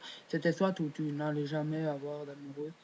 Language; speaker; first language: French; native; French